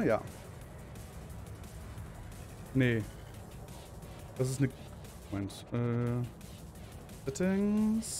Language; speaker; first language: German; native; German